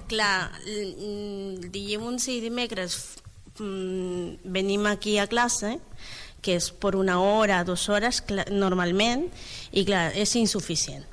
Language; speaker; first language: Catalan; non-native, learner; Spanish